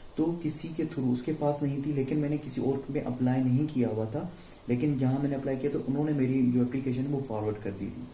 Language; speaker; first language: Urdu; non-native, local second language; Sindhi